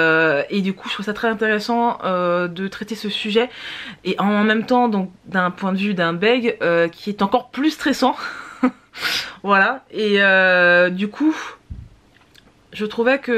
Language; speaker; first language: French; native; French